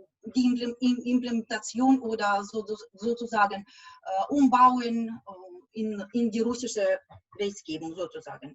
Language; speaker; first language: German; non-native, fluent; Russian